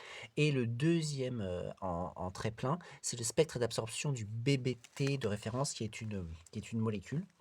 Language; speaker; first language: French; native; French